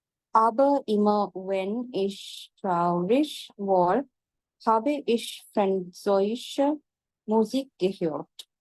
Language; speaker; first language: German; non-native, learner; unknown